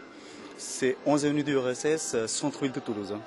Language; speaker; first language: French; non-native, fluent; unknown